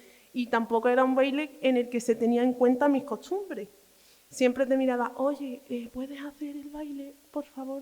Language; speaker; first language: Spanish; early bilingual, other home language; Arabic